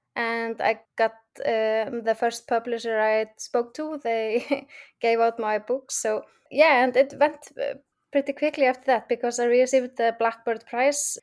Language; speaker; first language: English; non-native, fluent; Icelandic